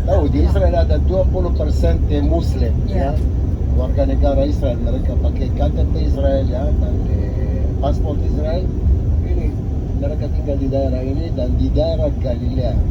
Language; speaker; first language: Indonesian; non-native, fluent; Hebrew